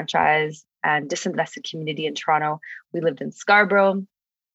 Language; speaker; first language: English; native; English